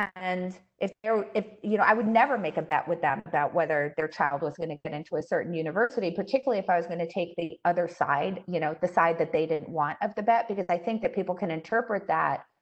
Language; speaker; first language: English; native; English